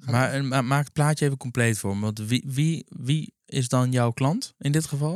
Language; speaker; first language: Dutch; native; Dutch